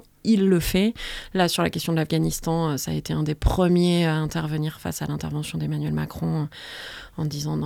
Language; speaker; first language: French; native; French